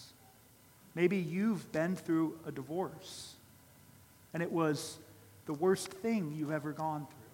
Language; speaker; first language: English; native; English